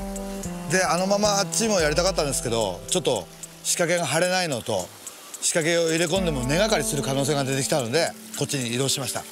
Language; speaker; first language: Japanese; native; Japanese